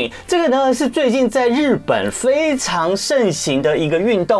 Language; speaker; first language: Chinese; native; Chinese